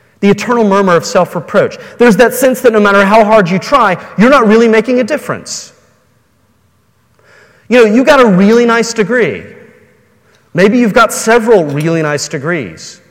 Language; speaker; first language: English; native; English